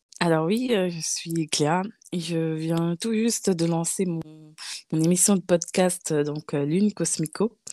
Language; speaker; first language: French; native; French